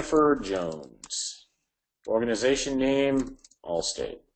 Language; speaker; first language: English; native; English